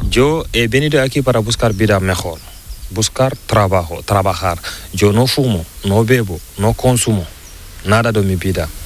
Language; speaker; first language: Spanish; non-native, learner; Fula